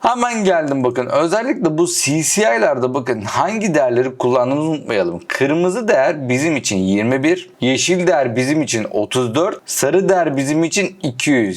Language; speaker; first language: Turkish; native; Turkish